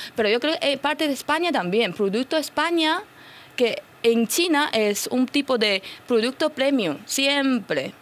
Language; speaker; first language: Spanish; non-native, fluent; Chinese